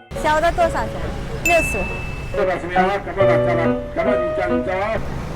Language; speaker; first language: Chinese; non-native, learner; Korean